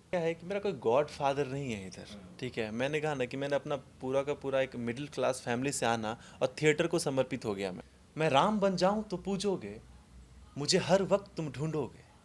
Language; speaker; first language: Hindi; non-native, local second language; Maithili